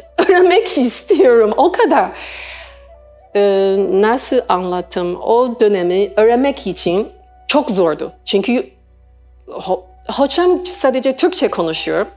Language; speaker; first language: Turkish; non-native, learner; Chinese